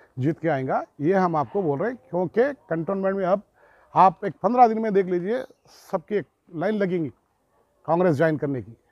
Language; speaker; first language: Hindi; non-native, local second language; Urdu